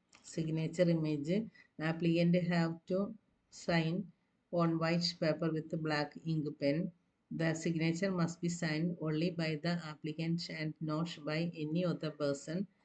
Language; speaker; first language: English; non-native, local second language; Malayalam